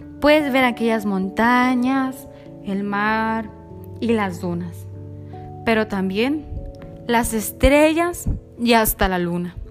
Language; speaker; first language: Spanish; native; Spanish